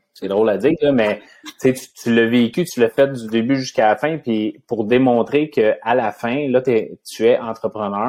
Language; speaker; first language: French; native; French